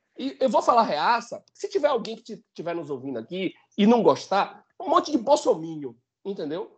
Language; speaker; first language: Portuguese; native; Portuguese